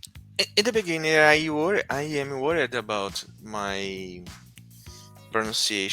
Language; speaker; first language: English; non-native, learner; Portuguese